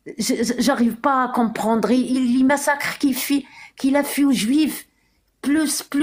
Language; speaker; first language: French; non-native, local second language; Arabic